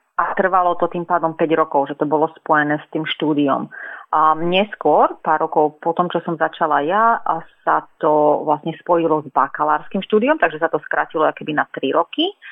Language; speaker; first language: Slovak; native; Slovak